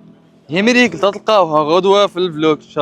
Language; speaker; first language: Arabic; native; Arabic